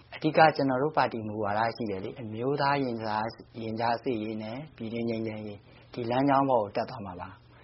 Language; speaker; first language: Burmese; native; Burmese